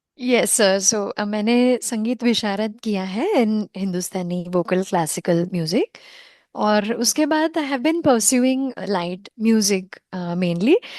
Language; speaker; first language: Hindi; non-native, local second language; Konkani